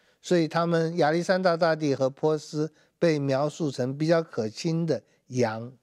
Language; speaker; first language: Chinese; native; Chinese